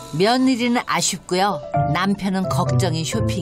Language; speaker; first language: Korean; native; Korean